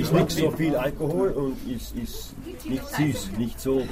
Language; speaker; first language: German; non-native, learner; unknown